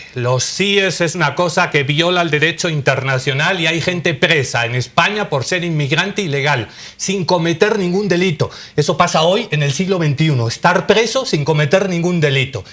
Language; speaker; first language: Spanish; native; Spanish